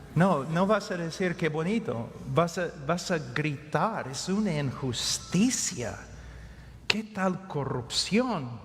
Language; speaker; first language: Spanish; non-native, fluent; English